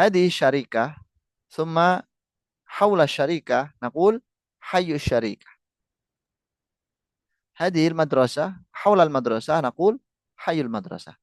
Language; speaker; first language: Arabic; non-native, fluent; Indonesian